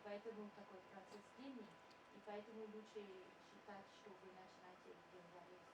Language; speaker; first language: Russian; non-native, fluent; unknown